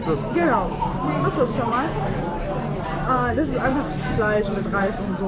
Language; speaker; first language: German; early bilingual, other home language; Arabic